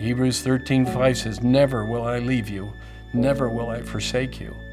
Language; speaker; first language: English; native; English